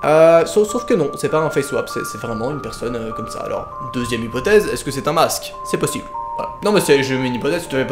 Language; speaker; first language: French; native; French